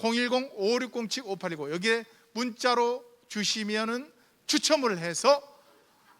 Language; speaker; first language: Korean; native; Korean